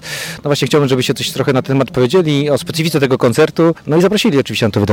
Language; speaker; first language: Polish; native; Polish